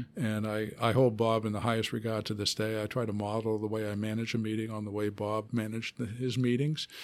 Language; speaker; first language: English; native; English